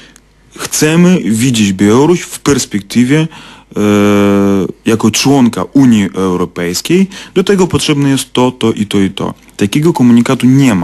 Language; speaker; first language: Polish; non-native, fluent; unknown